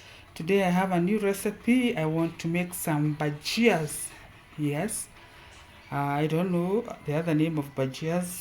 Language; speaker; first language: English; non-native, local second language; Swahili